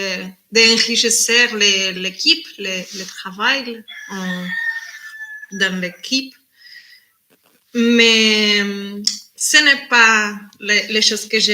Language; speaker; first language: French; non-native, learner; Spanish